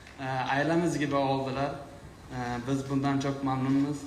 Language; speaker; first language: Turkish; non-native, learner; Uzbek